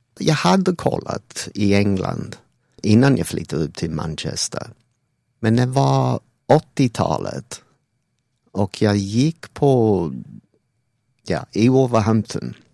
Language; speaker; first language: Swedish; non-native, fluent; English